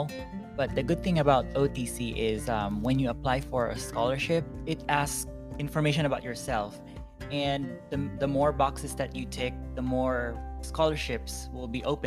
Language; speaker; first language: English; non-native, local second language; Filipino